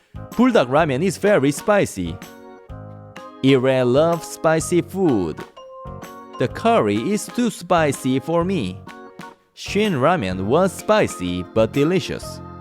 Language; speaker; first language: English; non-native, fluent; Korean